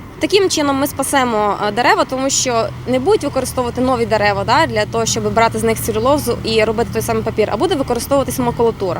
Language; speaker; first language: Ukrainian; native; Ukrainian